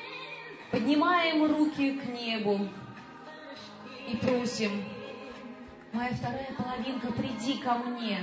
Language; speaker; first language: Russian; native; Russian